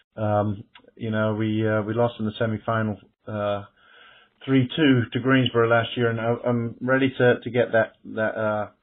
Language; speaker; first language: English; native; English